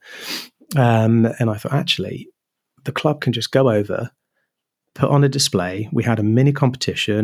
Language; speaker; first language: English; native; English